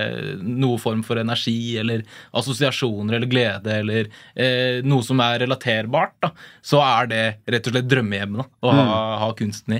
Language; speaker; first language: Norwegian; native; Norwegian